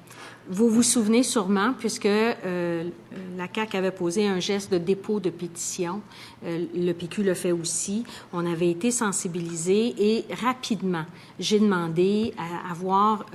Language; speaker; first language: French; native; French